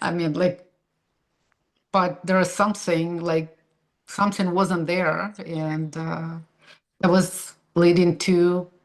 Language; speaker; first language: English; non-native, fluent; Russian